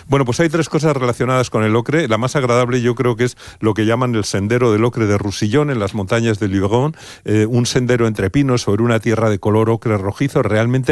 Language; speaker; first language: Spanish; native; Spanish